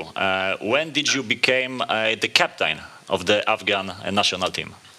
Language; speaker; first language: English; non-native, fluent; Polish